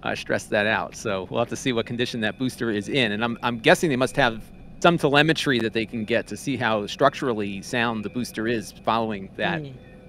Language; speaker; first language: English; native; English